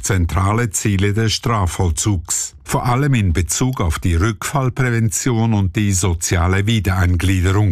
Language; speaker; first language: German; native; German